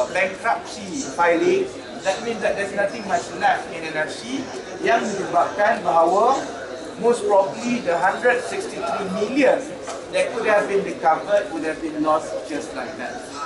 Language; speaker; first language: English; non-native, local second language; Malay